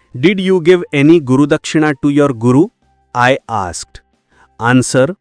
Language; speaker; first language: English; non-native, local second language; Marathi